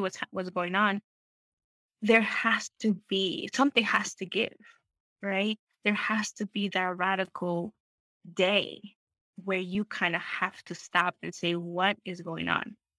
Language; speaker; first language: English; non-native, fluent; Spanish